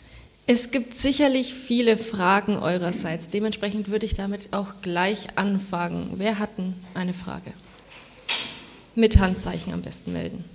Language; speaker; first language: German; native; German